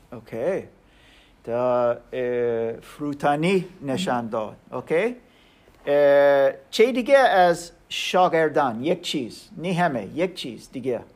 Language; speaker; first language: Persian; non-native, learner; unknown